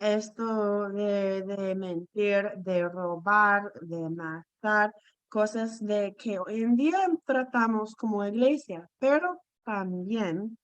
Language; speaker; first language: Spanish; non-native, fluent; English